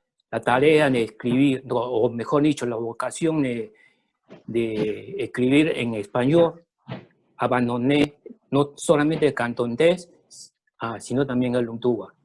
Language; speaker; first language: Spanish; early bilingual, other home language; Chinese